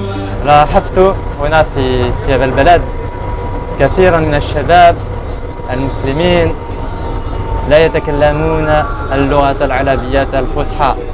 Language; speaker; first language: Arabic; non-native, learner; French